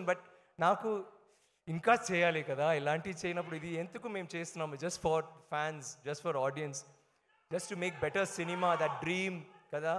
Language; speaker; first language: Telugu; non-native, learner; Tamil